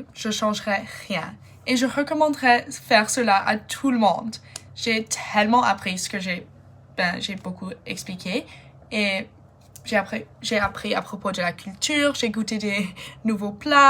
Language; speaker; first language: French; non-native, fluent; English